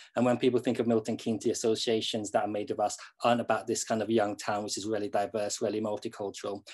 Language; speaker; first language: English; native; English